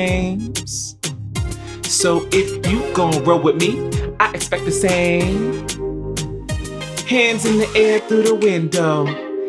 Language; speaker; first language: English; native; English